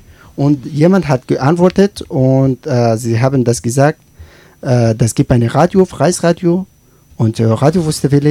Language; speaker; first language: German; non-native, learner; Persian